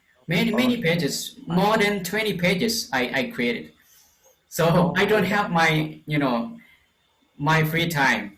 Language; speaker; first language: English; non-native, fluent; Lao